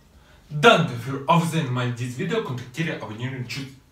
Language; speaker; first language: German; non-native, learner; Russian